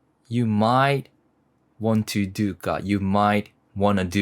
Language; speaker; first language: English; non-native, learner; Japanese